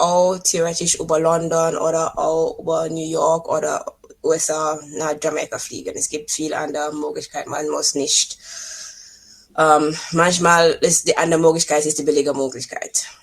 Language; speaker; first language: German; non-native, fluent; English